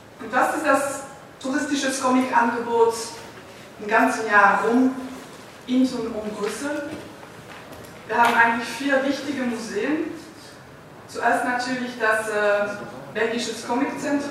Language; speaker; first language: German; non-native, fluent; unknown